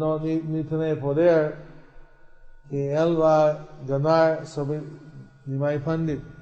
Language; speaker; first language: Spanish; non-native, fluent; English